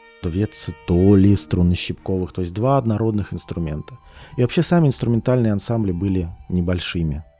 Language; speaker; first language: Russian; native; Russian